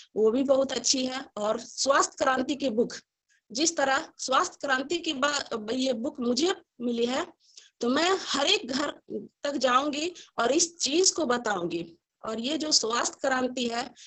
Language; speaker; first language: Hindi; native; Hindi